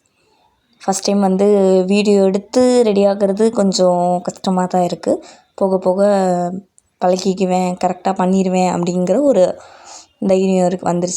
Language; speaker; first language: Tamil; native; Tamil